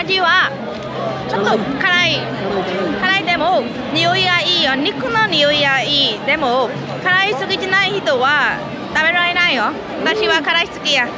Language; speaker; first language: Japanese; non-native, learner; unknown